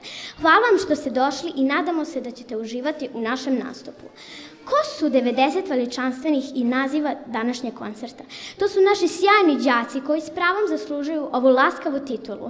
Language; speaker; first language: Serbian; native; Serbian